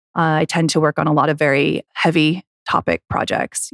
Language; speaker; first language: English; native; English